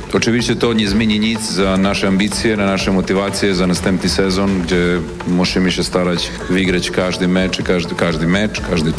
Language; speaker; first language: Polish; non-native, learner; Serbian